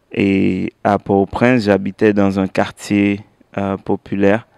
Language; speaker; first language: French; native; French